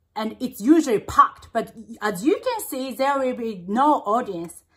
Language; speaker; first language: English; non-native, fluent; Japanese